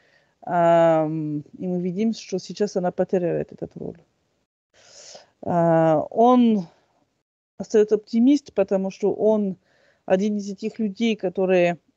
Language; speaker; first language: Russian; non-native, fluent; French